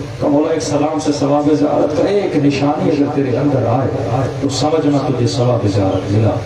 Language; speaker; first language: Urdu; non-native, local second language; Sindhi